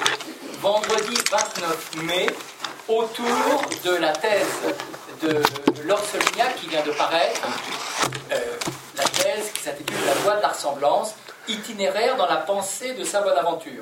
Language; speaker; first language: French; native; French